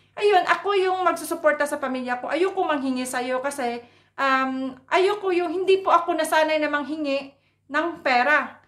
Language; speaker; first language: Filipino; non-native, local second language; Cebuano